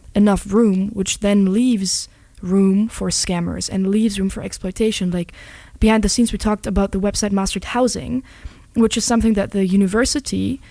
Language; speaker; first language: English; non-native, fluent; German